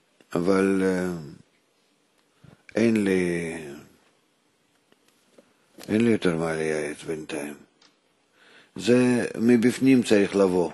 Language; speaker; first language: Hebrew; non-native, fluent; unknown